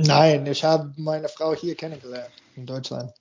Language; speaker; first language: German; non-native, fluent; English